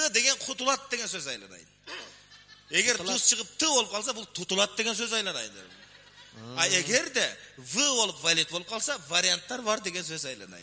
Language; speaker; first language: Kyrgyz; native; Kyrgyz